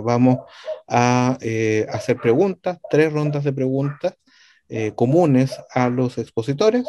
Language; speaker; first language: Spanish; native; Spanish